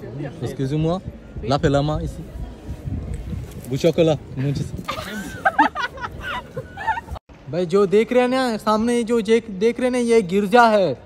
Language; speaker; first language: Hindi; non-native, learner; Bangla